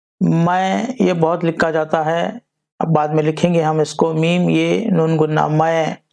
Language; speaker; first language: Urdu; native; Urdu